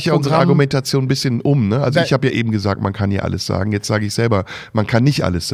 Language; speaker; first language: German; early bilingual, other home language; Turkish